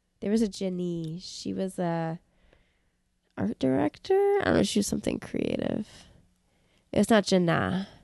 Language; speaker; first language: English; native; English